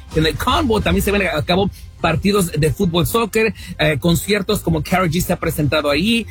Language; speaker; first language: Spanish; early bilingual, heritage; Spanish